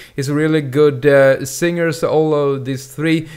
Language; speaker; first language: English; non-native, fluent; Swedish